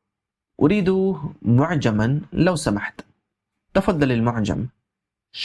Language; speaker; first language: Arabic; non-native, fluent; Urdu